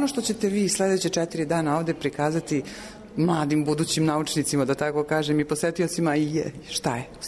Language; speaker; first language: Serbian; native; Serbian